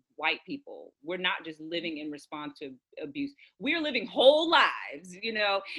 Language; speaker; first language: English; native; English